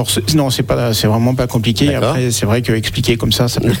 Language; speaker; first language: French; native; French